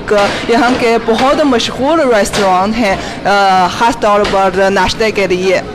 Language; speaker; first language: Hindi; non-native, fluent; Chinese